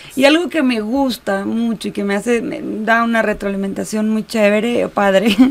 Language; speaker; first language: Spanish; native; Spanish